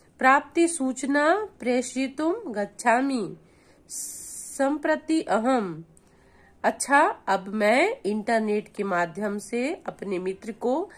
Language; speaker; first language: Hindi; native; Hindi